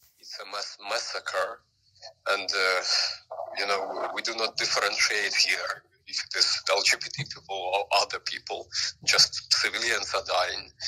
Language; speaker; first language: English; non-native, fluent; Ukrainian